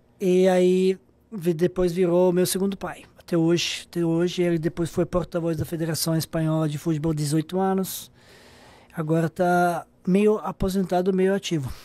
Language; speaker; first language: Portuguese; non-native, fluent; Serbian